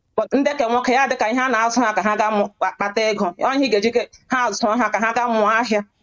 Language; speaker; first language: Igbo; early bilingual, heritage; Igbo